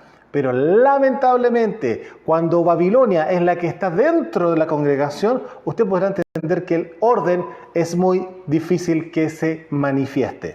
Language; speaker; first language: Spanish; native; Spanish